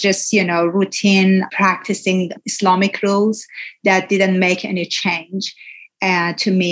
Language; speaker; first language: English; non-native, fluent; Persian